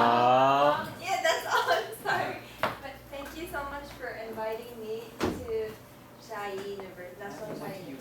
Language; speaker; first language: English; non-native, fluent; Japanese